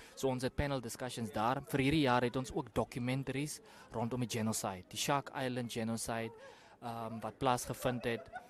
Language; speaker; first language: Afrikaans; non-native, local second language; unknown